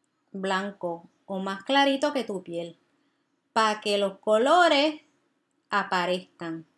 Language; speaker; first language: Spanish; early bilingual, heritage; Spanish